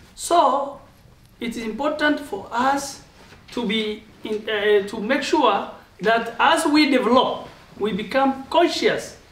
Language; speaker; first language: English; non-native, local second language; Oromo